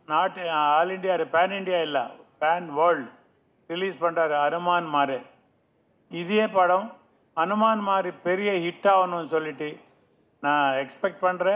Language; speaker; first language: Tamil; non-native, local second language; Telugu